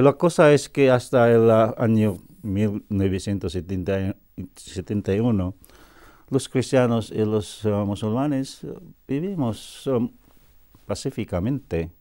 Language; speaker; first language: Spanish; non-native, fluent; Cebuano